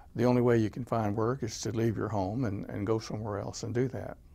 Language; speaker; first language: English; native; English